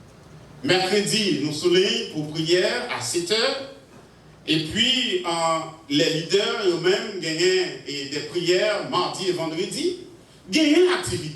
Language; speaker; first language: French; non-native, local second language; Haitian Creole